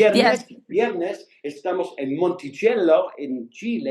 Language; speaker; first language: Spanish; non-native, learner; English